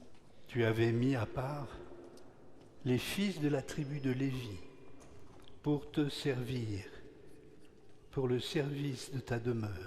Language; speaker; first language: French; native; French